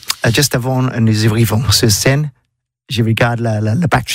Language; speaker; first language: French; non-native, learner; English